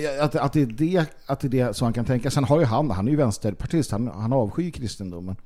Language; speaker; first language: Swedish; native; Swedish